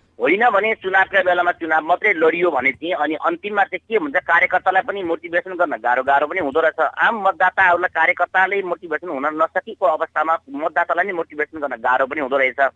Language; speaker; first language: Nepali; native; Nepali